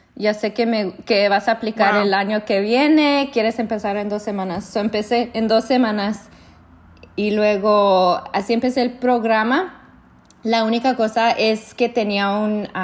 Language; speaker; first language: Spanish; early bilingual, heritage; Spanish